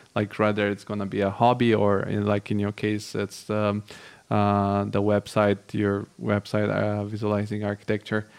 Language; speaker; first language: English; non-native, fluent; Bulgarian